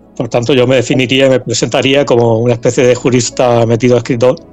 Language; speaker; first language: Spanish; native; Spanish